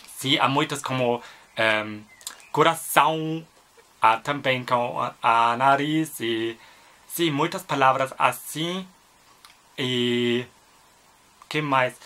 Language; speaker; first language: Portuguese; non-native, learner; German